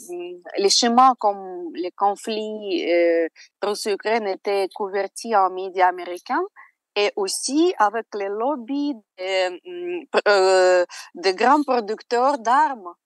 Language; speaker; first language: French; non-native, fluent; Russian